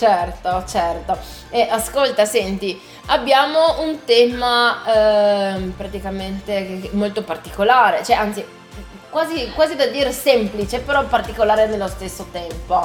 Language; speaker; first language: Italian; native; Italian